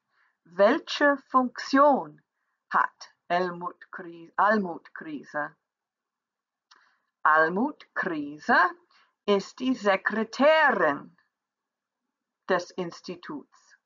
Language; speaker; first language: German; non-native, learner; English